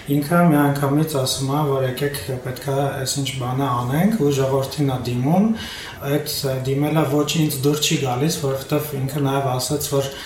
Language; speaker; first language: Armenian; native; Armenian